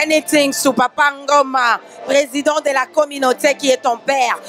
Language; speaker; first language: French; non-native, local second language; Lingala